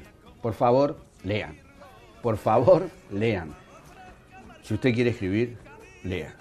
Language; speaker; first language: Spanish; native; Spanish